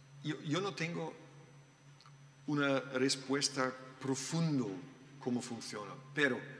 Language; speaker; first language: Spanish; non-native, learner; German